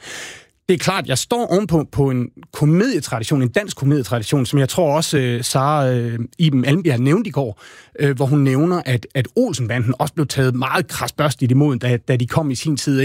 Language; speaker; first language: Danish; native; Danish